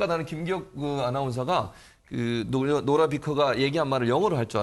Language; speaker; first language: Korean; native; Korean